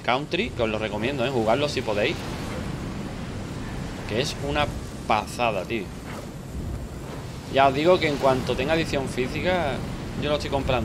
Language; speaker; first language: Spanish; native; Spanish